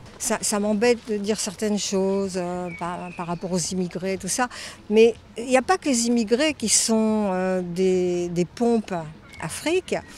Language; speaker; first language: French; native; French